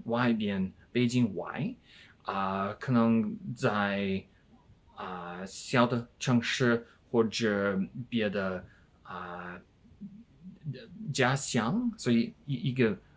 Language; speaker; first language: Chinese; non-native, learner; English